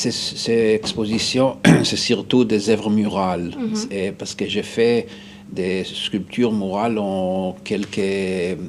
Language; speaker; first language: French; non-native, fluent; Hebrew